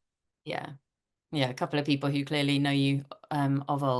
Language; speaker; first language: English; native; English